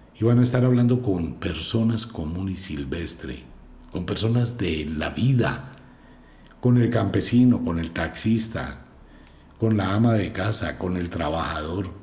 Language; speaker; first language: Spanish; native; Spanish